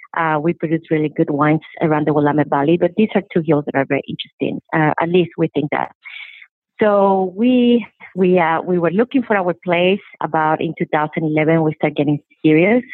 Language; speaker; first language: English; non-native, fluent; Spanish